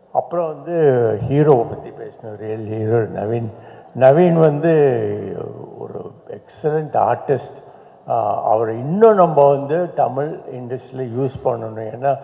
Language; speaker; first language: Tamil; native; Tamil